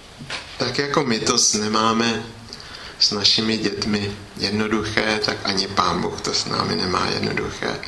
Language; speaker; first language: Czech; native; Czech